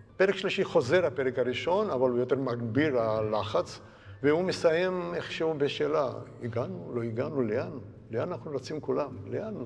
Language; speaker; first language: Hebrew; non-native, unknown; Georgian